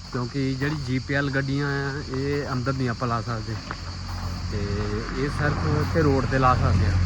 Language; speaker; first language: Punjabi; native; Punjabi